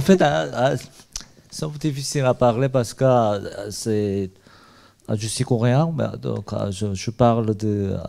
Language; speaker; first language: French; non-native, learner; Korean